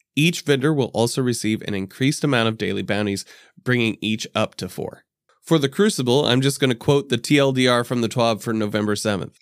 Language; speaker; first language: English; native; English